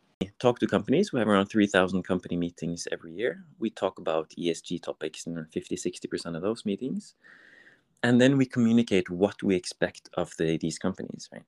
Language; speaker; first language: English; non-native, fluent; Norwegian